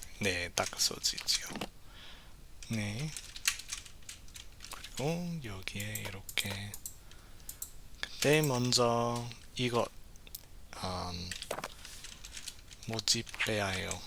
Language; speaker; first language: Korean; non-native, learner; English